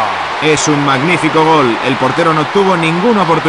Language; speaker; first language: Spanish; native; Spanish